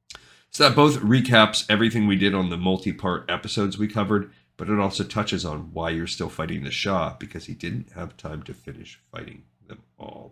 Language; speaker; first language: English; native; English